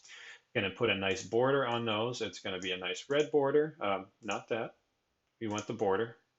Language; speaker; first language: English; native; English